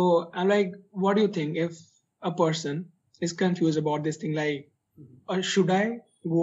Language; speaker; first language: English; non-native, local second language; Hindi